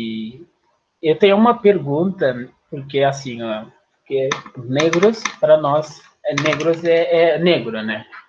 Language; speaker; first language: Portuguese; non-native, fluent; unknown